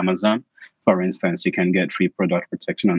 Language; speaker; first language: English; non-native, local second language; Igbo